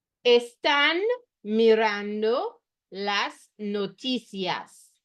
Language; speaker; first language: Spanish; non-native, fluent; English